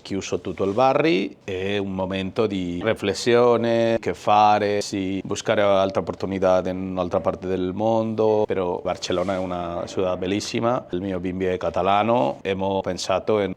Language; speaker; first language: Italian; non-native, learner; Spanish